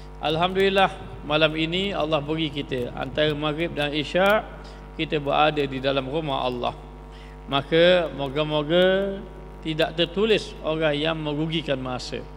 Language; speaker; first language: Malay; native; Malay